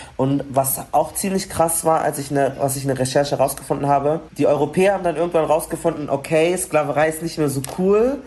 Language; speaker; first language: German; early bilingual, other home language; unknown